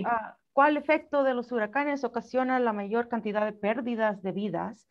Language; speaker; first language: Spanish; early bilingual, heritage; Spanish